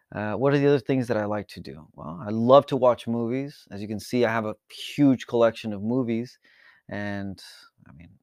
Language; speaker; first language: English; early bilingual, other home language; Spanish